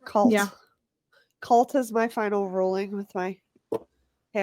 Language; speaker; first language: English; native; English